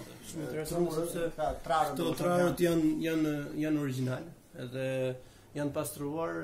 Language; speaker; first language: Albanian; native; Albanian